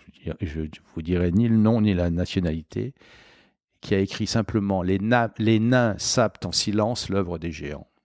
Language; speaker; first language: French; native; French